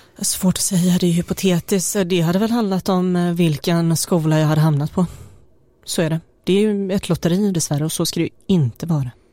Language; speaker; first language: Swedish; early bilingual, other home language; Bosnian